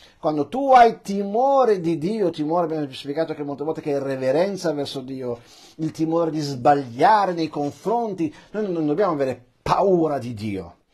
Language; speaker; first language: Italian; early bilingual, other home language; Persian